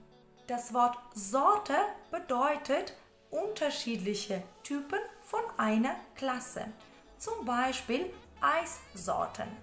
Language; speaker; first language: German; non-native, fluent; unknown